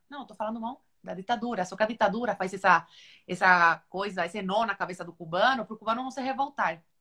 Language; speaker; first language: Portuguese; non-native, fluent; Spanish